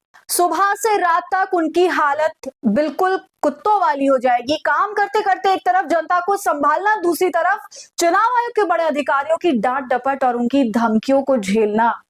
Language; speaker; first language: Hindi; native; Hindi